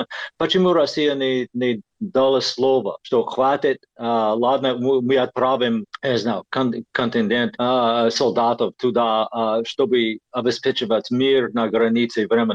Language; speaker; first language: Russian; non-native, fluent; English